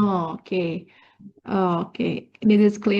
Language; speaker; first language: English; non-native, learner; Indonesian